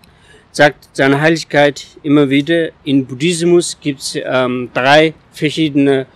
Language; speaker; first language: German; non-native, fluent; Tibetan